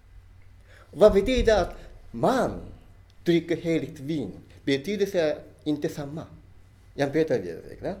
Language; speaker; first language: Swedish; non-native, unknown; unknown